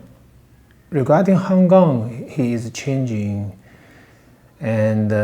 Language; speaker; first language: English; non-native, learner; Chinese